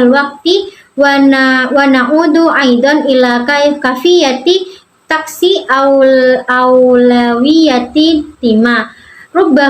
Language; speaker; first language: Arabic; non-native, learner; Indonesian